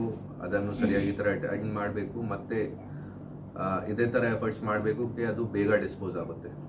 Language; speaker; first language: Kannada; non-native, local second language; Hindi